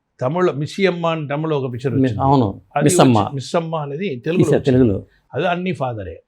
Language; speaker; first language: Telugu; non-native, fluent; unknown